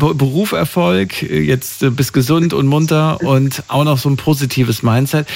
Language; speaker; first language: German; native; German